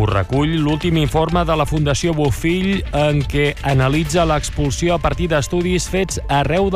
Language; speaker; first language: Catalan; native; Catalan